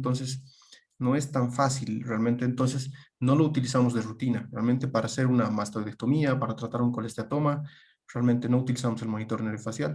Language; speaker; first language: Spanish; native; Spanish